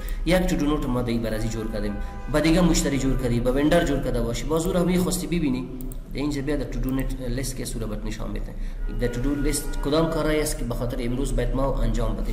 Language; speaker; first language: Persian; non-native, local second language; Pashto